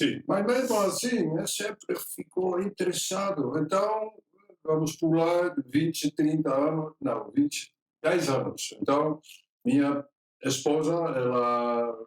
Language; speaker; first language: Portuguese; non-native, fluent; Dutch